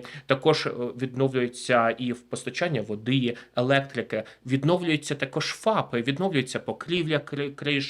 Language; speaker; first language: Ukrainian; native; Ukrainian